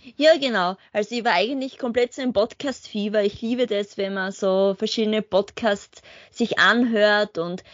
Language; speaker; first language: German; native; German